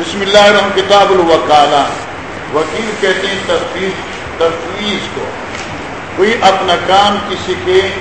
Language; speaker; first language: Urdu; non-native, local second language; Northern Hindko